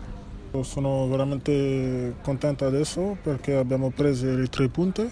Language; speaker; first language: Italian; non-native, learner; French